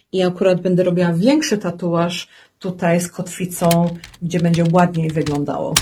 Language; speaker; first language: Polish; early bilingual, heritage; Polish